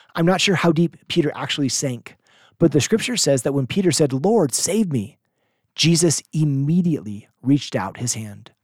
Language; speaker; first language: English; native; English